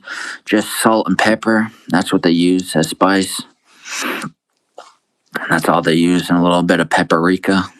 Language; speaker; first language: English; native; English